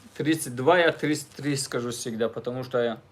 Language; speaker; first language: Russian; non-native, learner; Tajik